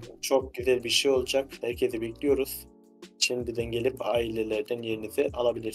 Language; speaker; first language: Turkish; native; Turkish